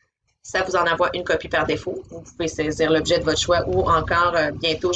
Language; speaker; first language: French; native; French